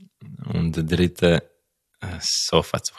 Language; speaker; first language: German; non-native, learner; Croatian